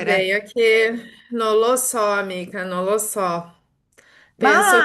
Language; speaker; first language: Italian; non-native, fluent; Portuguese